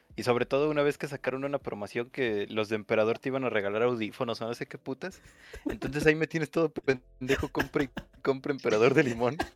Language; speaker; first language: Spanish; native; Spanish